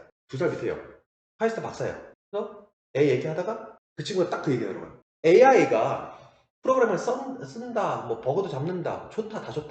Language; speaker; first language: Korean; native; Korean